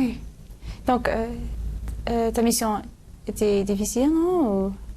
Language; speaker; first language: French; non-native, learner; English